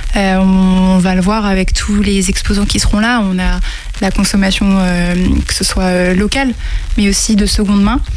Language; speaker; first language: French; native; French